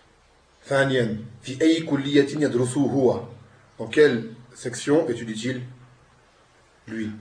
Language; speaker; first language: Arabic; non-native, fluent; French